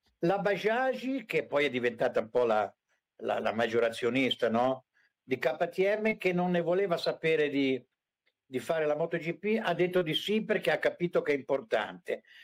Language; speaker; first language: Italian; native; Italian